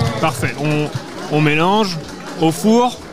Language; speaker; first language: French; native; French